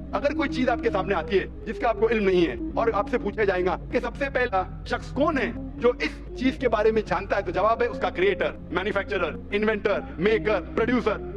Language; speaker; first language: Hindi; non-native, local second language; Konkani